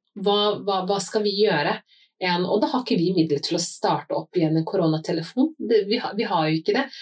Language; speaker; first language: Norwegian; early bilingual, other home language; Somali